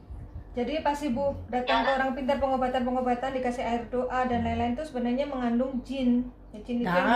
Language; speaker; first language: Indonesian; native; Indonesian